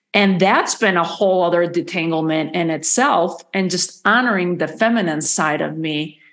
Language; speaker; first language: English; non-native, fluent; Spanish